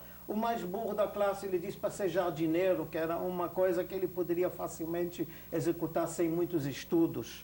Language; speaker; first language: Portuguese; non-native, fluent; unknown